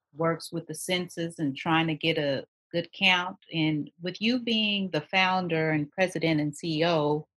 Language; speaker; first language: English; native; English